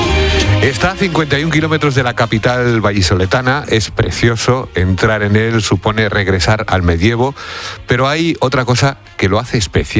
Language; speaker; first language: Spanish; native; Spanish